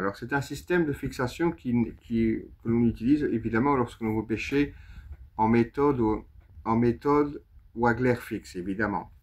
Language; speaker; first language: French; native; French